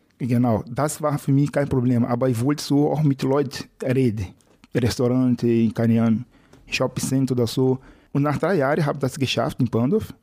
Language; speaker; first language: German; non-native, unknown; Portuguese